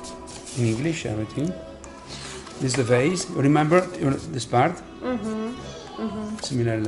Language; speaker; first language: English; non-native, learner; Italian